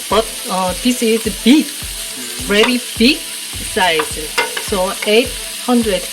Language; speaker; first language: English; non-native, learner; Korean